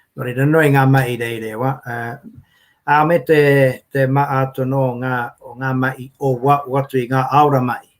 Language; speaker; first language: Māori; native; Māori